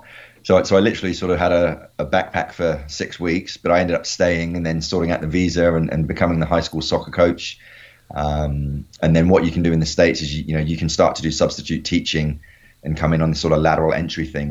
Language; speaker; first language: English; native; English